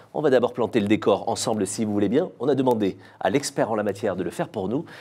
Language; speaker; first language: French; native; French